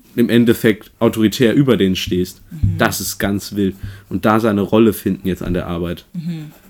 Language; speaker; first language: German; native; German